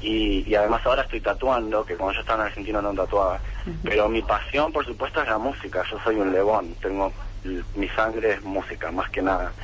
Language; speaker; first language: Spanish; native; Spanish